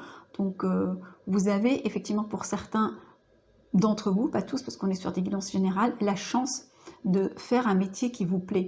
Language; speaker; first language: French; native; French